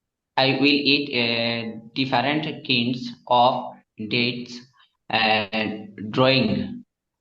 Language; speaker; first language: English; non-native, learner; Bangla